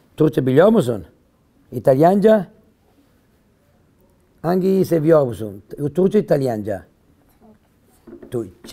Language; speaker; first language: Turkish; non-native, learner; Italian